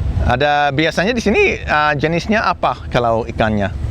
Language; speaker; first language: Indonesian; non-native, learner; English